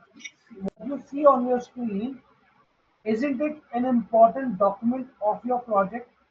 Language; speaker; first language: English; non-native, fluent; Hindi